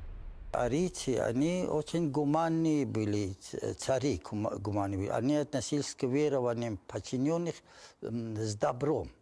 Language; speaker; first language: Russian; non-native, local second language; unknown